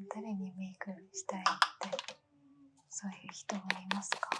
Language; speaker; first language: Japanese; non-native, learner; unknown